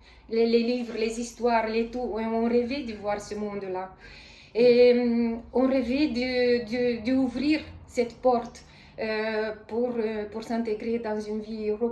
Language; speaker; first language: French; non-native, fluent; Romanian